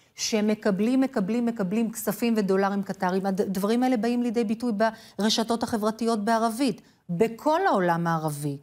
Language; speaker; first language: Hebrew; non-native, fluent; English